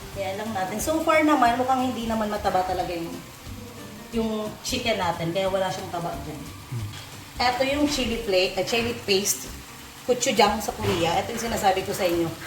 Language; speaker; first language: Filipino; non-native, local second language; Bikol